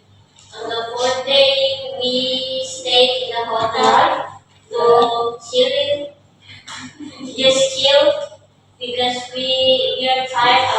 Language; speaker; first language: English; non-native, learner; Indonesian